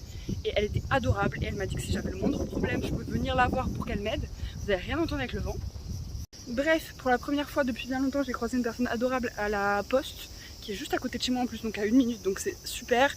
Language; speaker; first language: French; native; French